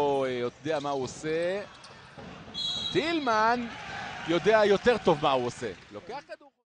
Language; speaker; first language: Hebrew; native; Hebrew